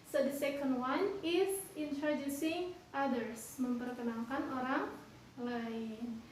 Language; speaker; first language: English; non-native, fluent; Indonesian